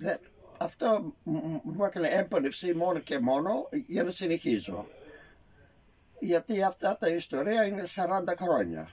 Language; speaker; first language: Greek; early bilingual, heritage; Greek